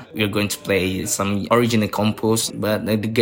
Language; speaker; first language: English; non-native, learner; Indonesian